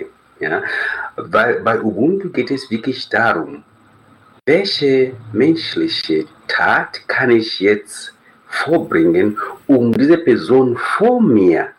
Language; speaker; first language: German; non-native, fluent; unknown